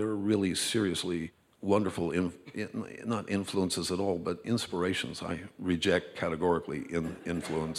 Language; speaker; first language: English; native; English